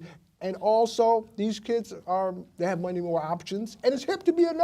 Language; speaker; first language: English; native; English